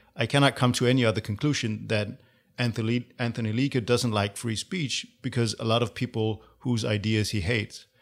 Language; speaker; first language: English; non-native, fluent; Danish